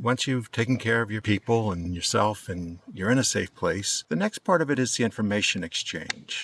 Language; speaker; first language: English; native; English